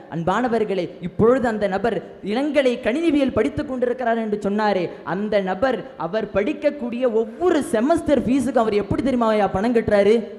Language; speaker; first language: Tamil; non-native, local second language; Malayalam